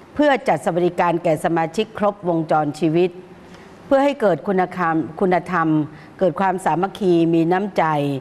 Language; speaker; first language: Thai; native; Thai